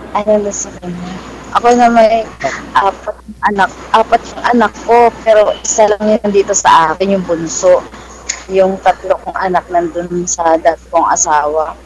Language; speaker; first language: Filipino; non-native, local second language; Waray